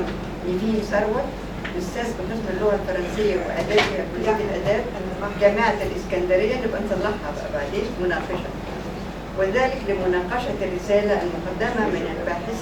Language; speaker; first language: Arabic; native; Arabic